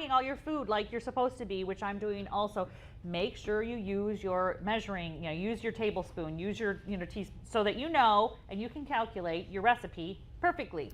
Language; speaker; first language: English; native; English